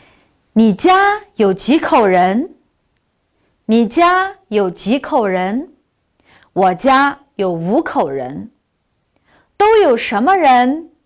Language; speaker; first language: Chinese; non-native, local second language; Uyghur